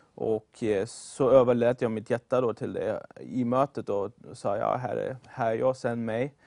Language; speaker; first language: Swedish; non-native, fluent; German